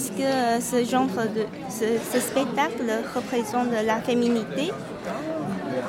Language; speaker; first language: French; non-native, fluent; Chinese